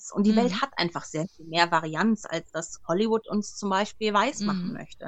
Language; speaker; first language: German; native; German